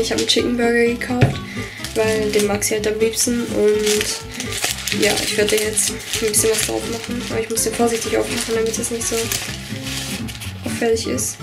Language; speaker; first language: German; native; German